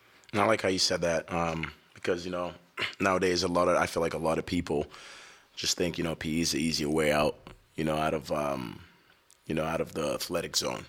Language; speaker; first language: English; early bilingual, other home language; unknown